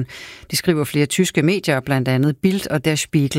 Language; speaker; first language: Danish; native; Danish